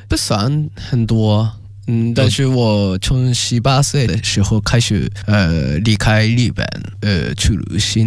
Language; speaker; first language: Chinese; non-native, fluent; Japanese